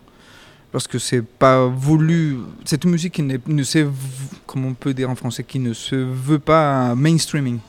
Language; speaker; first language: French; non-native, fluent; Spanish